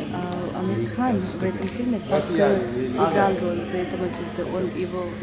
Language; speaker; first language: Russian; non-native, learner; Hindi